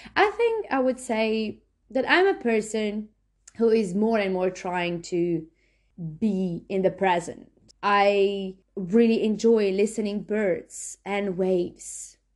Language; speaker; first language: English; non-native, fluent; Slovenian